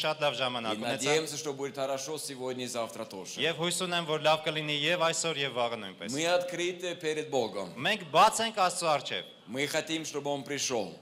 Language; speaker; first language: Russian; non-native, fluent; Norwegian